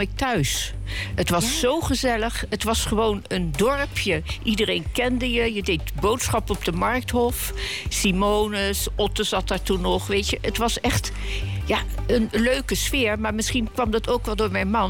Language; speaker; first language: Dutch; native; Dutch